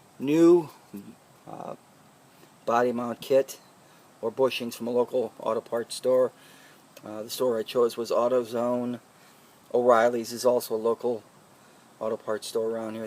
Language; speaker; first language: English; native; English